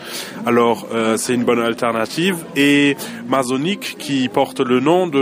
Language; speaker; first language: French; non-native, fluent; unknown